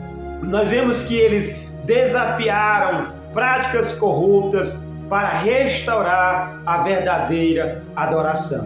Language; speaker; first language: Portuguese; native; Portuguese